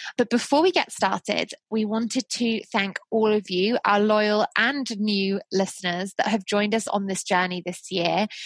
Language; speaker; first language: English; native; English